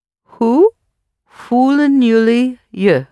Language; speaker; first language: Dutch; non-native, learner; English